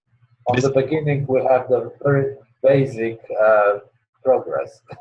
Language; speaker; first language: English; non-native, learner; Polish